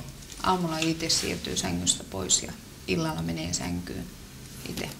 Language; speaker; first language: Finnish; native; Finnish